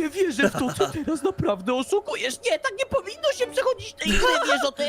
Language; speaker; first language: Polish; native; Polish